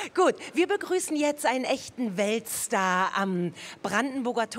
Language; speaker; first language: German; native; German